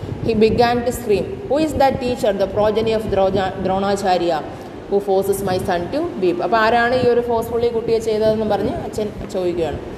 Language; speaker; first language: English; non-native, local second language; Malayalam